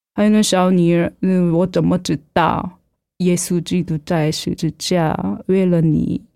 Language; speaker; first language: Chinese; non-native, fluent; Korean